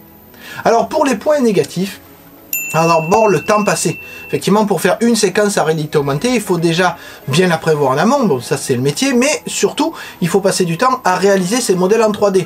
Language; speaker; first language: French; native; French